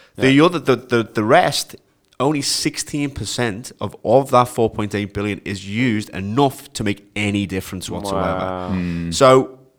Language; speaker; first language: English; native; English